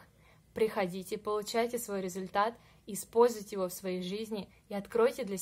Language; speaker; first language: Russian; native; Russian